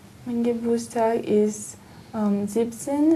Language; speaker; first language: German; non-native, learner; Portuguese